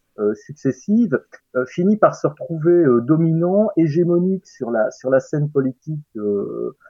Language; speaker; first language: French; native; French